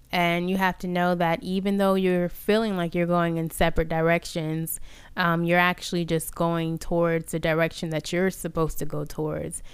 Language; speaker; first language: English; native; English